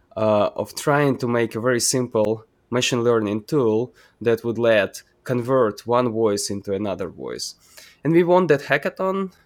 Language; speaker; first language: English; non-native, fluent; Ukrainian